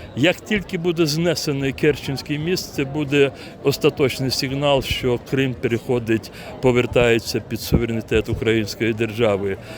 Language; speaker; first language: Ukrainian; non-native, local second language; Crimean Tatar